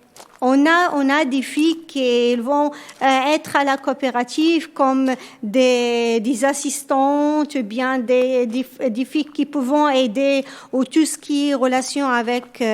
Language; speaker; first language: French; non-native, local second language; Berber languages